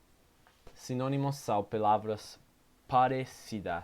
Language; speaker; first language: Portuguese; non-native, learner; English